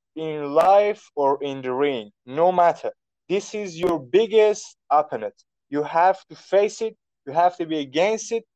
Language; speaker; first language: English; non-native, fluent; Persian